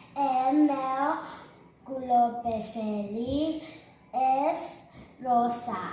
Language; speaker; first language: Catalan; non-native, learner; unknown